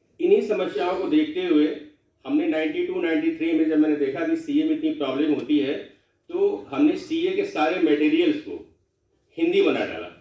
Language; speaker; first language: Hindi; non-native, local second language; Bhojpuri